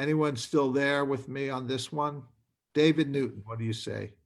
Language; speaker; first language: English; native; English